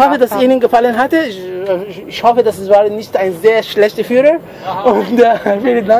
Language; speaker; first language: German; non-native, fluent; Arabic